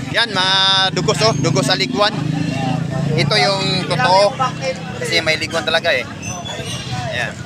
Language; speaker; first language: Filipino; non-native, local second language; Cebuano